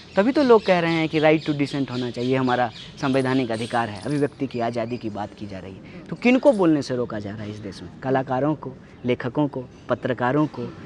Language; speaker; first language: Hindi; native; Hindi